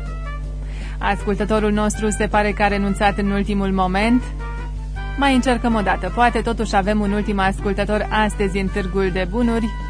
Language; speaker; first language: Romanian; native; Romanian